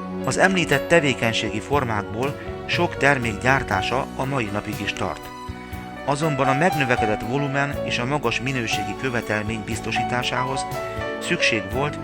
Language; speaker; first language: Hungarian; native; Hungarian